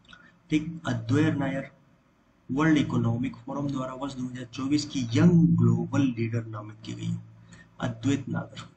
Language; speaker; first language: Hindi; native; Hindi